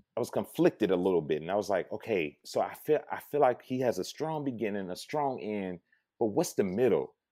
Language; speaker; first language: English; native; English